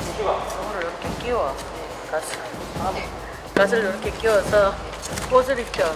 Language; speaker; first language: Korean; native; Korean